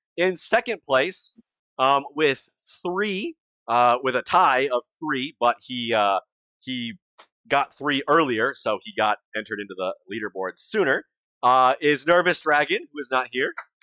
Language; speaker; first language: English; native; English